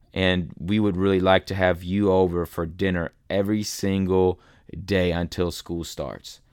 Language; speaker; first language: English; early bilingual, other home language; German